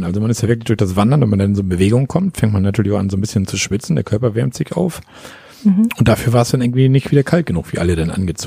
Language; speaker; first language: German; native; German